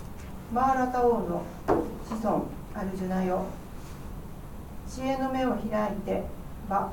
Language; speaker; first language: Japanese; native; Japanese